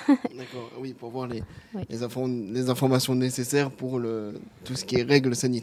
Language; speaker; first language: French; native; French